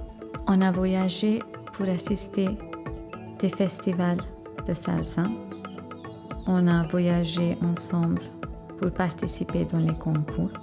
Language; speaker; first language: French; non-native, fluent; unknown